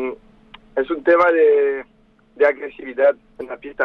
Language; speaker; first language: Spanish; non-native, fluent; French